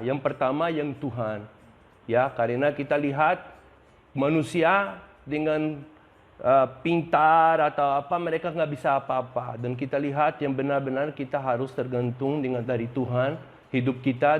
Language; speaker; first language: Indonesian; non-native, fluent; Portuguese